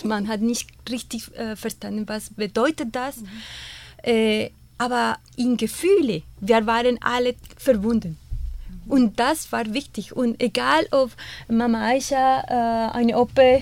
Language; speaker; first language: German; non-native, fluent; Spanish